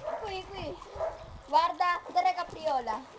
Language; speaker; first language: Italian; early bilingual, other home language; Filipino